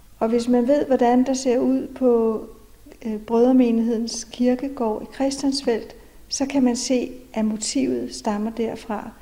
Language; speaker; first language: Danish; native; Danish